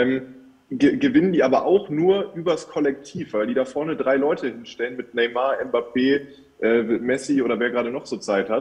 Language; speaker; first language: German; native; German